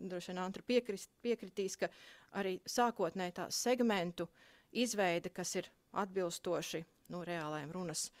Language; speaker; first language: Latvian; native; Latvian